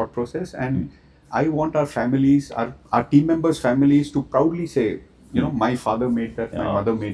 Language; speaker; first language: English; non-native, local second language; Hindi